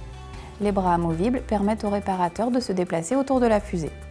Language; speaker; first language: French; native; French